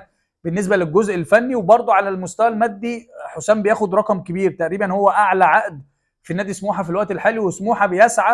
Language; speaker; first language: Arabic; native; Arabic